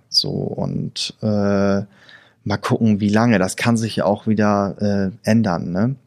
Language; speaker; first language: German; native; German